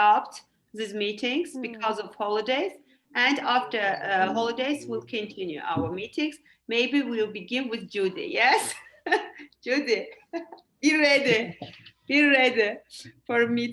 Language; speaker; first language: English; non-native, fluent; Azerbaijani